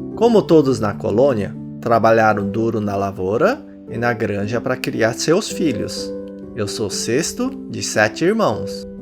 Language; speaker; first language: Portuguese; early bilingual, other home language; Japanese